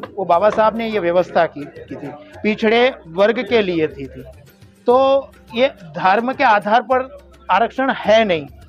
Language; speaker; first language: Hindi; non-native, local second language; Gujarati